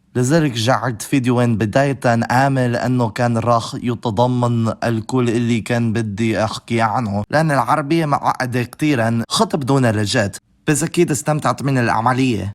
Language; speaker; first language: Arabic; non-native, learner; English